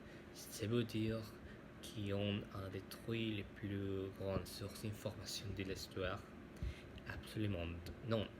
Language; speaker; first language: French; non-native, learner; Spanish